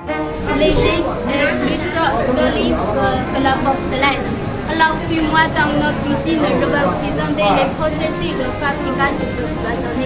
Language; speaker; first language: French; non-native, learner; Chinese